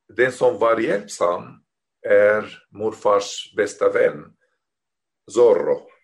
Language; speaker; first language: Swedish; non-native, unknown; Arabic